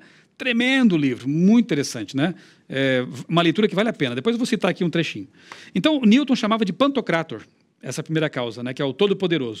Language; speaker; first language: Portuguese; native; Portuguese